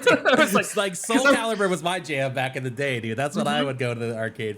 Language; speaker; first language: English; native; English